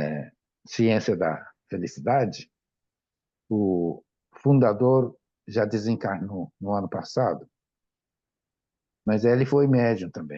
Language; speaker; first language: Portuguese; non-native, fluent; Japanese